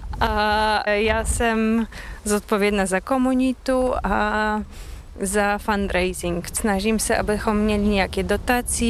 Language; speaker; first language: Czech; non-native, fluent; Polish